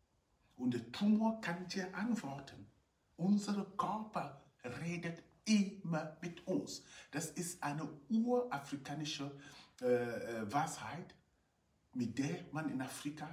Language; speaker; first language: German; non-native, fluent; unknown